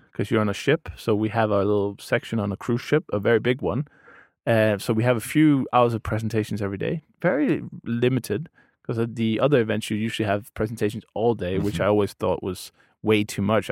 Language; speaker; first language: English; non-native, fluent; Danish